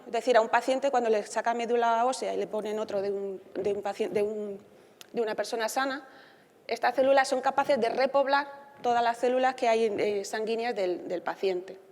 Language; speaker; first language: Spanish; native; Spanish